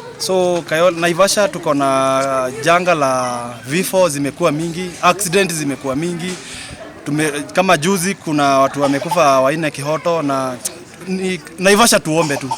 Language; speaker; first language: Swahili; native; Swahili